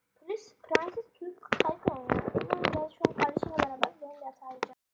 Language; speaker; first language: Turkish; early bilingual, heritage; Turkish